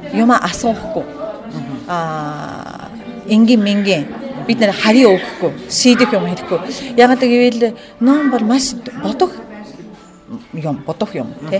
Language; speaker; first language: Mongolian; non-native, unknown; Japanese